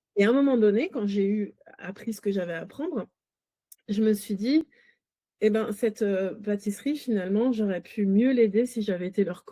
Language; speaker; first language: French; native; French